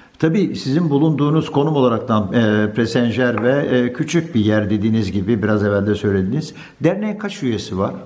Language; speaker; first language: Turkish; native; Turkish